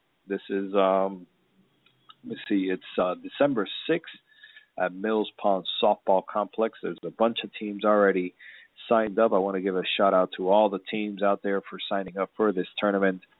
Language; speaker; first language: English; early bilingual, other home language; Spanish